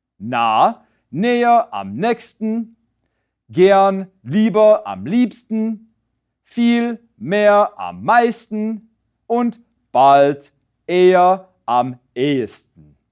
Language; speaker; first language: German; non-native, fluent; English